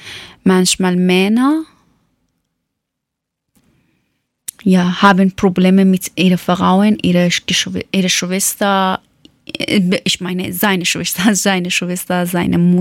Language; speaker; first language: German; non-native, learner; Persian